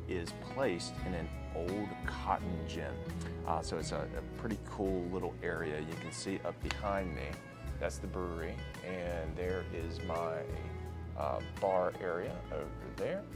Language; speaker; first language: English; native; English